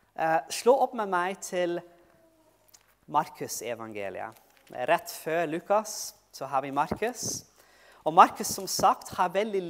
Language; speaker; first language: Norwegian; non-native, fluent; English